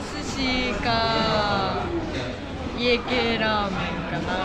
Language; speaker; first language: Japanese; native; Japanese